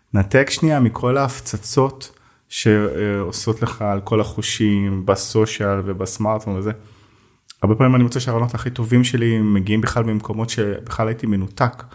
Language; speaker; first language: Hebrew; native; Hebrew